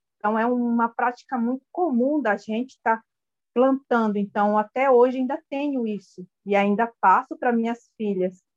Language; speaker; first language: Portuguese; non-native, local second language; Guarani